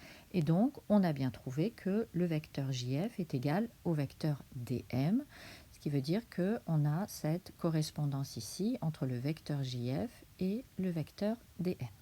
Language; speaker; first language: French; native; French